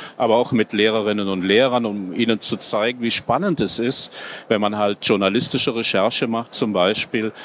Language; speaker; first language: German; native; German